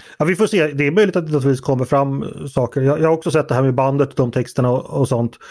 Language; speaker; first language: Swedish; native; Swedish